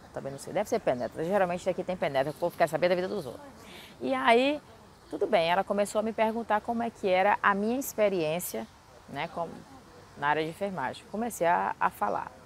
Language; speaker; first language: Portuguese; native; Portuguese